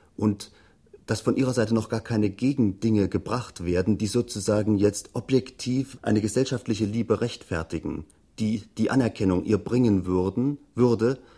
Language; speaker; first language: German; native; German